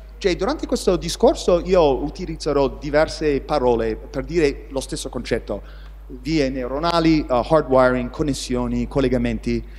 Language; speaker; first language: Italian; non-native, fluent; English